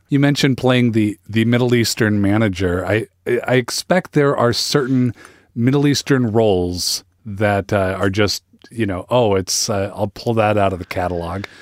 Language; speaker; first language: English; native; English